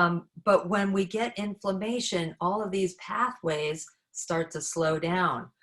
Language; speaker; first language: English; native; English